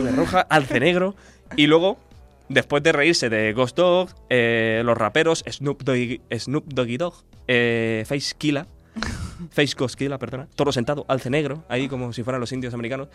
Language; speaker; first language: Spanish; native; Spanish